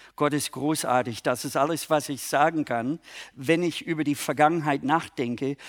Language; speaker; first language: German; non-native, fluent; English